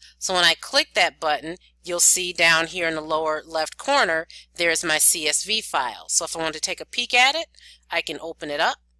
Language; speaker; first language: English; native; English